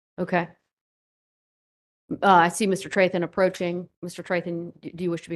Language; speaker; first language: English; native; English